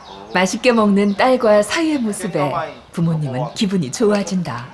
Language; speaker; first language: Korean; native; Korean